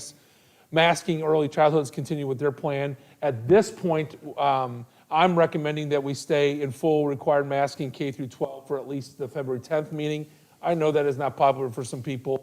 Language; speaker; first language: English; native; English